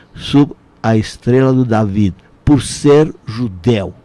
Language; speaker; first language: Portuguese; non-native, fluent; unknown